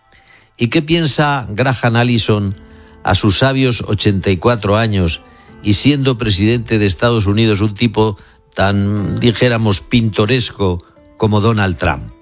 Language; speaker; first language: Spanish; native; Spanish